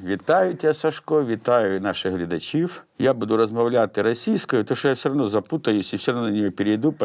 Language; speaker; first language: Ukrainian; non-native, local second language; Russian